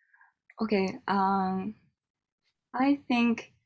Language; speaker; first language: English; non-native, learner; Japanese